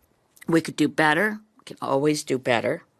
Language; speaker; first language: English; native; English